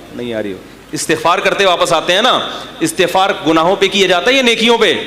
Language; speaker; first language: Urdu; native; Urdu